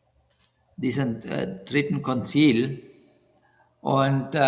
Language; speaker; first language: German; non-native, learner; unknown